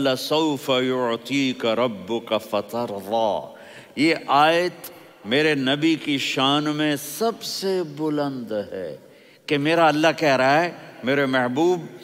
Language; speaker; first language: Urdu; non-native, local second language; Punjabi